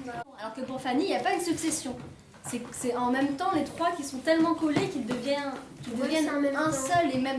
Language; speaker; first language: French; native; French